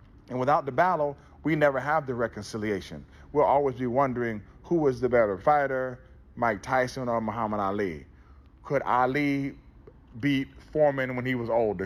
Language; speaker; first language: English; native; English